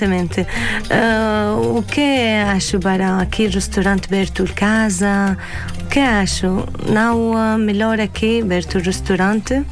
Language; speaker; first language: Portuguese; non-native, learner; Arabic